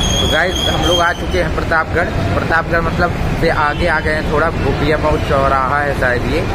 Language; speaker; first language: Hindi; native; Hindi